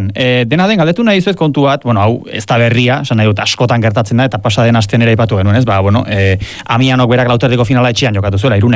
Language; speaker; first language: Basque; native; Basque